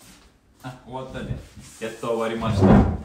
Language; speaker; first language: Japanese; non-native, fluent; Lithuanian